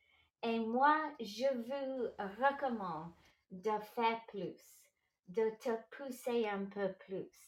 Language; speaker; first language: French; non-native, local second language; English